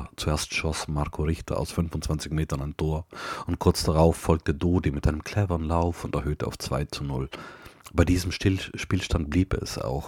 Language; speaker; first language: German; native; German